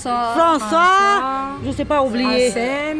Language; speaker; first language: French; non-native, learner; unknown